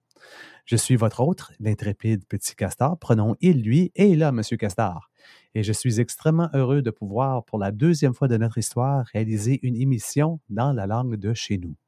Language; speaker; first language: French; native; French